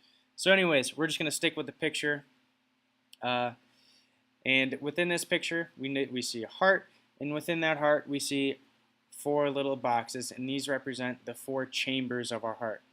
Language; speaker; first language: English; native; English